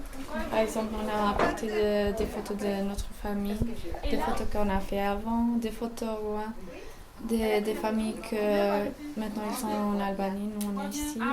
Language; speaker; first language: French; early bilingual, other home language; Albanian